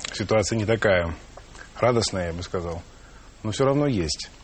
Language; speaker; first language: Russian; native; Russian